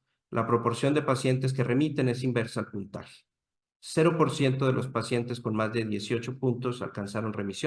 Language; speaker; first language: Spanish; native; Spanish